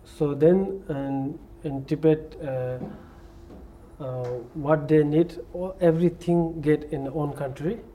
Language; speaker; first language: English; non-native, learner; Tibetan